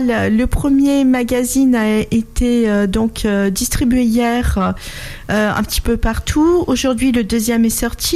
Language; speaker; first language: French; native; French